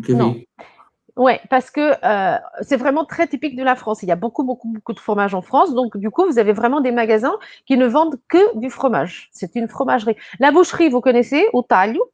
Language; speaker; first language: French; non-native, fluent; Portuguese